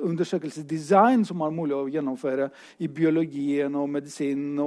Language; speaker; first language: Norwegian; non-native, fluent; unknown